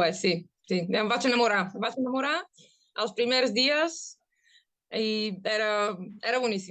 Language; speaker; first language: Catalan; non-native, fluent; Bulgarian